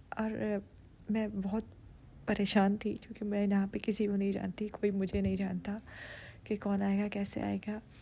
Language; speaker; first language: Urdu; native; Urdu